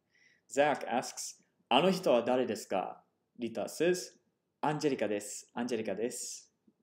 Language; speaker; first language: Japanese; non-native, fluent; English